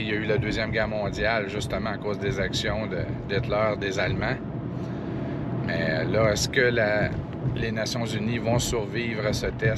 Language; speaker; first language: French; native; French